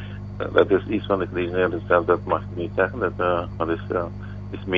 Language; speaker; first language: Dutch; non-native, local second language; Papiamento